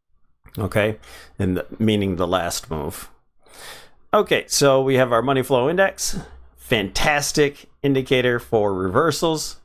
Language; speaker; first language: English; native; English